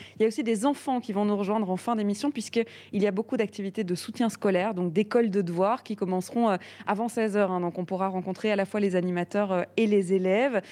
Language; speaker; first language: French; native; French